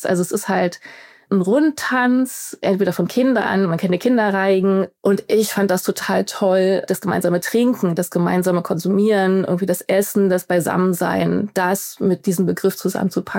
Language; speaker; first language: German; native; German